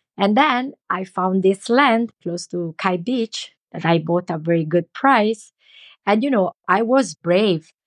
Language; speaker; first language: English; non-native, learner; Italian